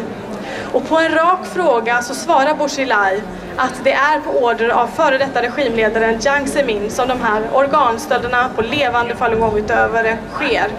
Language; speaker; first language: Swedish; native; Swedish